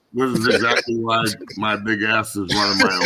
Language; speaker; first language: English; native; English